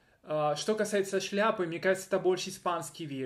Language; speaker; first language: Russian; non-native, fluent; Spanish